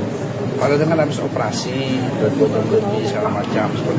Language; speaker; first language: Indonesian; native; Indonesian